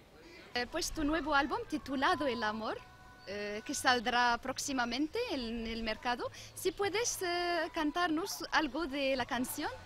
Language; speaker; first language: Spanish; non-native, fluent; Arabic